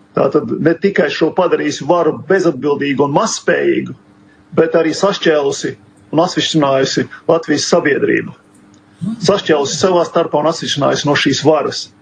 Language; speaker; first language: Latvian; native; Latvian